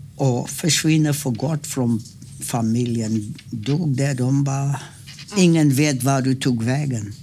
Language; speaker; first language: Swedish; non-native, fluent; English